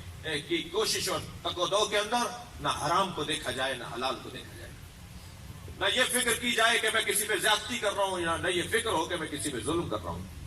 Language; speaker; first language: Urdu; native; Urdu